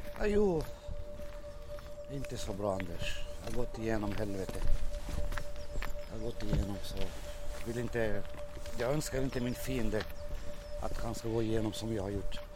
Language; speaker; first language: Swedish; non-native, local second language; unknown